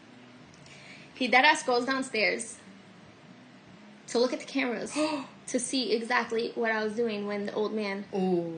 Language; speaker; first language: English; non-native, fluent; Albanian